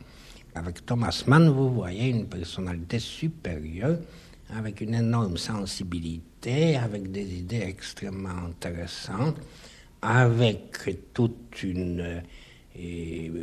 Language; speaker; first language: French; non-native, fluent; Polish